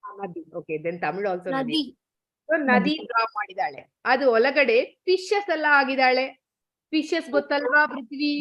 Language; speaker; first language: Kannada; non-native, learner; Tamil